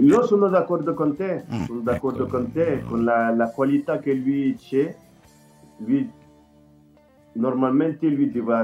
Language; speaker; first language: Italian; non-native, learner; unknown